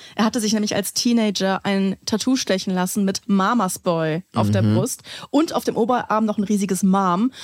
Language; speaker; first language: German; native; German